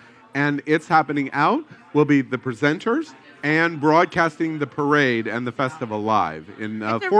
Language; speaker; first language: English; native; English